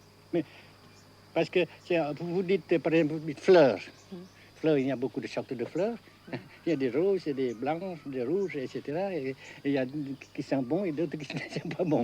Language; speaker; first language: French; non-native, fluent; Vietnamese